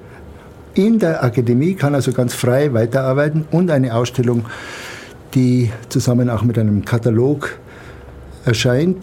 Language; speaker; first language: German; native; German